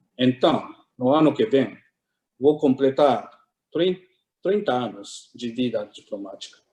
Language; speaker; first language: Portuguese; non-native, fluent; Japanese